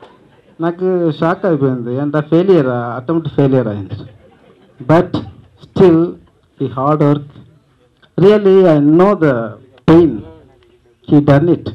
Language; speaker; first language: Telugu; non-native, learner; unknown